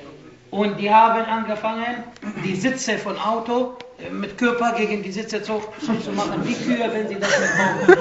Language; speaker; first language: German; non-native, fluent; Arabic